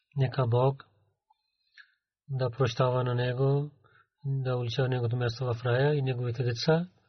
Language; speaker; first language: Bulgarian; non-native, learner; Urdu